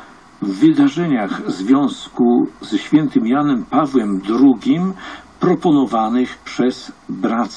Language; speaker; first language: Polish; native; Polish